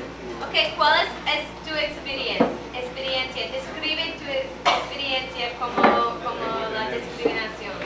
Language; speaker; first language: Spanish; early bilingual, other home language; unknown